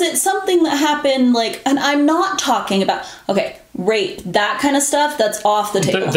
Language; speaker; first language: English; native; English